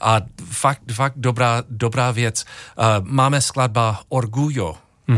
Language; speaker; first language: Czech; non-native, learner; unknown